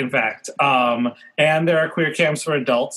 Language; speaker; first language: English; native; English